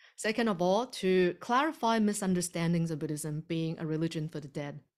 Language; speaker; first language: English; early bilingual, other home language; Chinese